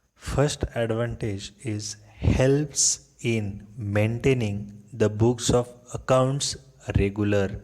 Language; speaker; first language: English; non-native, local second language; Marathi